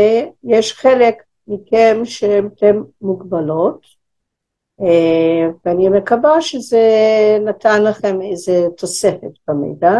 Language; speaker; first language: Hebrew; non-native, fluent; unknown